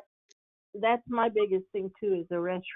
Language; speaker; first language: English; native; English